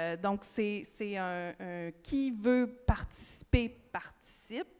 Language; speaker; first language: French; native; French